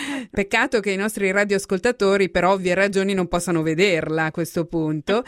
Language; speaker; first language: Italian; native; Italian